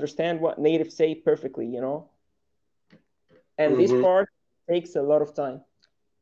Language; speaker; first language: English; non-native, fluent; Arabic